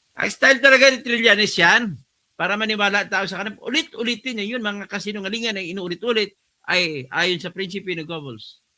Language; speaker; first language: Filipino; non-native, local second language; Hiligaynon